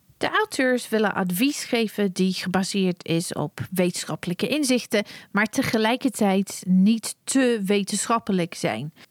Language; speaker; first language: Dutch; non-native, fluent; English